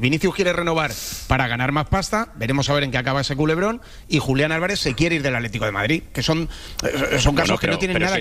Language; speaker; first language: Spanish; native; Spanish